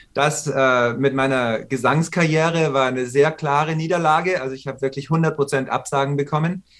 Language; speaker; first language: German; native; German